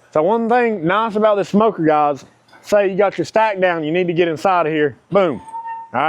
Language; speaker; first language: English; native; English